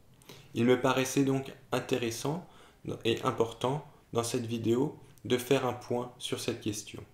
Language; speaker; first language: French; native; French